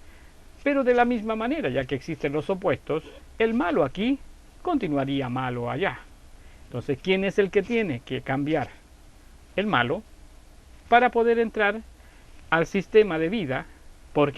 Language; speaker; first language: Spanish; native; Spanish